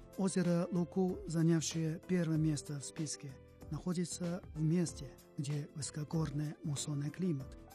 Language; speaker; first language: Russian; non-native, fluent; Chinese